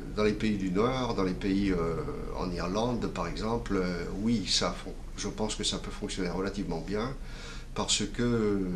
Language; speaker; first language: French; native; French